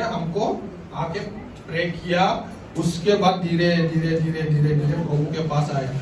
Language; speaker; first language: Hindi; non-native, local second language; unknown